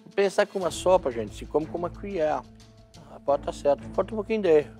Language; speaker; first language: Portuguese; non-native, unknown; French